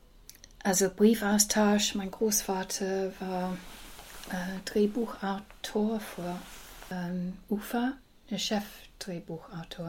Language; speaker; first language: German; early bilingual, heritage; English